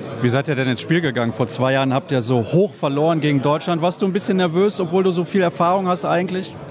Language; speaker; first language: German; native; German